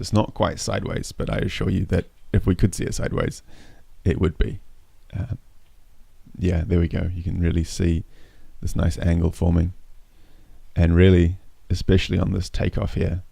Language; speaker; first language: English; native; English